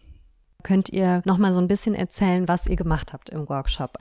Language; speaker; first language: German; native; German